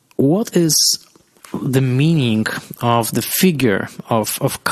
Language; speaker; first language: English; non-native, fluent; Polish